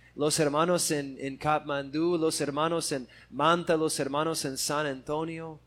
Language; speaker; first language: Spanish; non-native, fluent; English